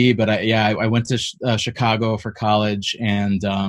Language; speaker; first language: English; native; English